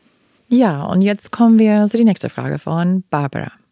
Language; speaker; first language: German; non-native, fluent; English